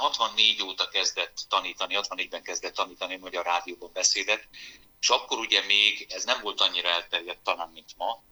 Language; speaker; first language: Hungarian; native; Hungarian